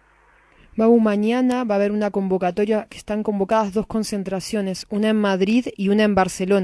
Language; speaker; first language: Spanish; native; Spanish